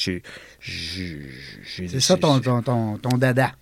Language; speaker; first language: French; native; French